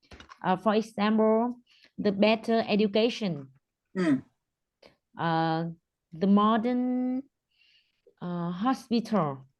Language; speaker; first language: English; non-native, learner; Vietnamese